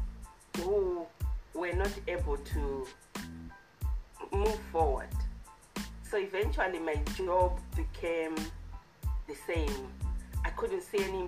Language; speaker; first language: English; non-native, local second language; Shona